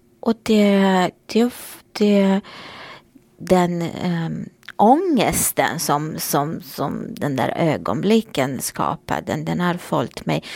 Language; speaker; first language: Swedish; non-native, fluent; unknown